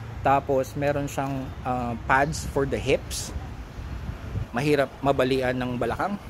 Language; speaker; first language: Filipino; native; Filipino